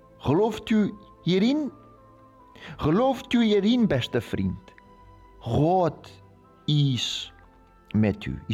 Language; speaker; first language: Dutch; non-native, learner; Portuguese